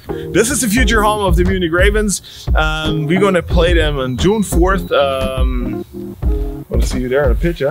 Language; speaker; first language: English; non-native, fluent; German